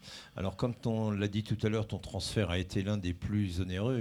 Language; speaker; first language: French; native; French